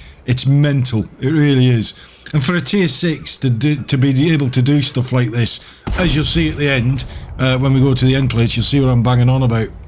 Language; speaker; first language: English; native; English